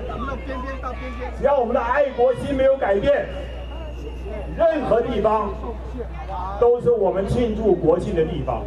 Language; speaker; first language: Chinese; native; Chinese